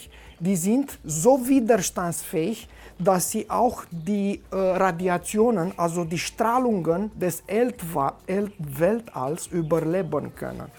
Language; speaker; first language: German; non-native, fluent; Romanian